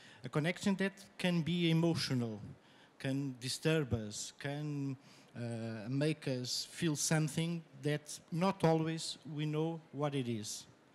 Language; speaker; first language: English; non-native, fluent; Portuguese